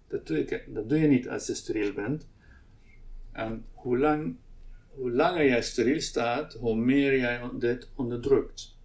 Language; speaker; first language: Dutch; non-native, local second language; Arabic